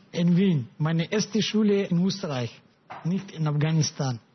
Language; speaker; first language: German; non-native, learner; Pashto